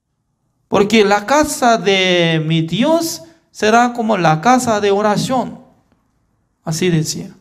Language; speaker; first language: Spanish; non-native, fluent; Korean